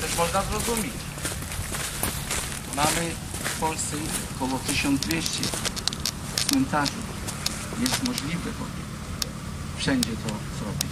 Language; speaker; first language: Polish; non-native, fluent; Hebrew